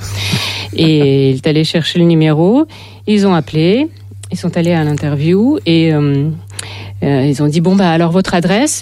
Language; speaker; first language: French; non-native, fluent; Russian